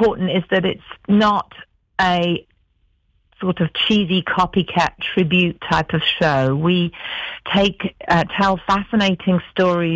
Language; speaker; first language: English; native; English